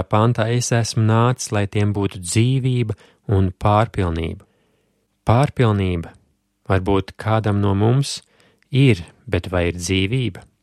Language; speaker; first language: Latvian; native; Latvian